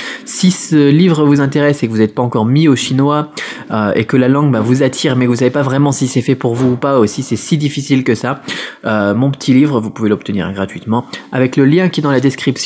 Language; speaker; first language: French; native; French